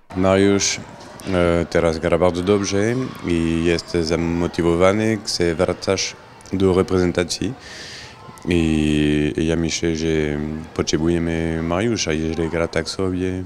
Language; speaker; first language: Polish; non-native, learner; French